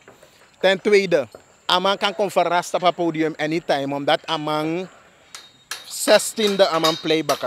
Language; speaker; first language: Dutch; native; Dutch